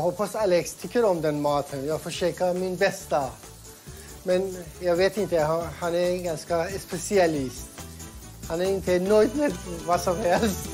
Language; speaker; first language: Swedish; non-native, learner; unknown